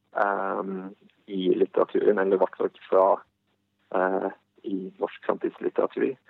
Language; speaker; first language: Norwegian; early bilingual, other home language; Bosnian